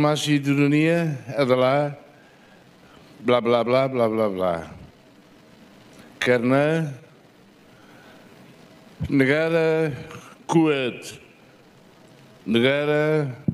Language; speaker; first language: Indonesian; non-native, fluent; Portuguese